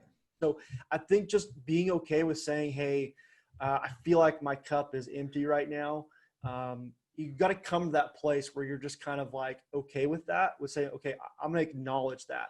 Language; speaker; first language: English; native; English